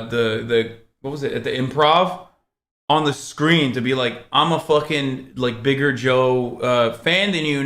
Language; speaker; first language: English; native; English